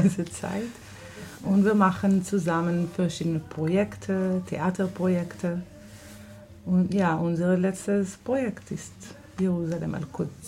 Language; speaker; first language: German; non-native, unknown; Hebrew